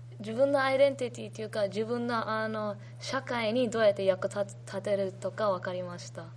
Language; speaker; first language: Japanese; early bilingual, heritage; Japanese